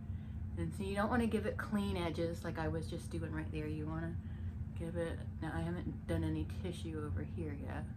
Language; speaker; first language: English; native; English